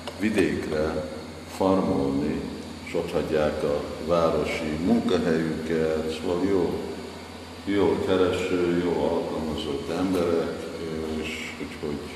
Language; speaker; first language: Hungarian; non-native, fluent; English